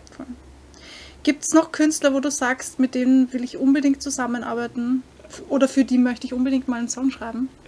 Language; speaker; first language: German; native; German